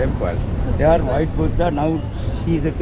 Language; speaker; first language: English; non-native, learner; Sinhala